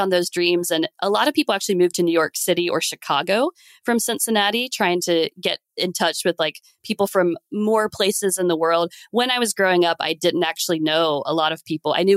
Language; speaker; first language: English; native; English